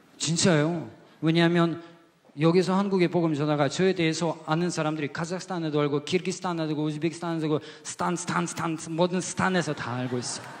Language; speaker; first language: Korean; non-native, fluent; Russian